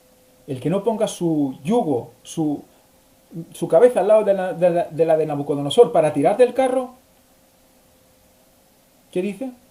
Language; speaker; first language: Spanish; native; Spanish